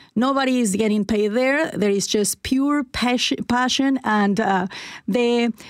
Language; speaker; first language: English; non-native, fluent; Spanish